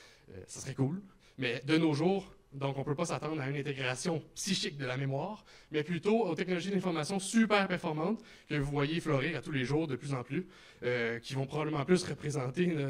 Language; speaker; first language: French; native; French